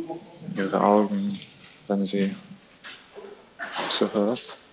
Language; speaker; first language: German; non-native, fluent; Arabic